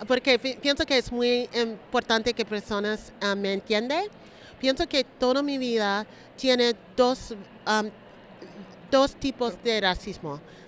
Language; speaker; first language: Spanish; early bilingual, heritage; Spanish